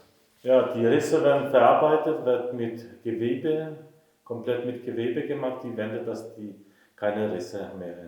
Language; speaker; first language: German; non-native, fluent; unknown